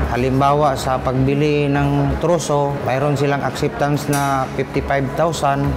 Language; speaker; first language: Filipino; non-native, local second language; Cebuano